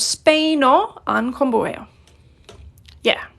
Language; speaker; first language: Korean; non-native, fluent; English